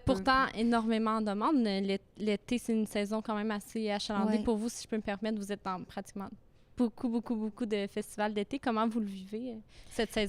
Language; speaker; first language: French; native; French